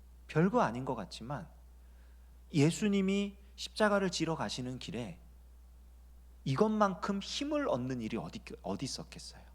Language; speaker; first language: Korean; native; Korean